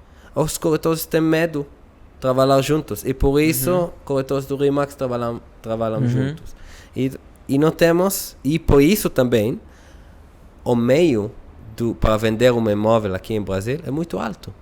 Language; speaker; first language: Portuguese; non-native, learner; Hebrew